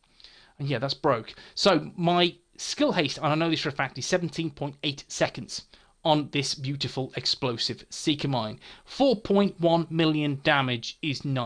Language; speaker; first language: English; native; English